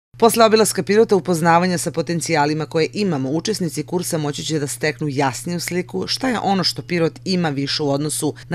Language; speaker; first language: Serbian; native; Serbian